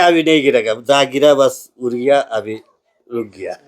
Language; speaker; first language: Hindi; non-native, local second language; Bangla